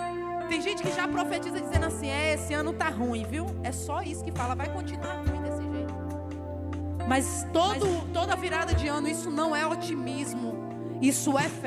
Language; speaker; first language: Portuguese; native; Portuguese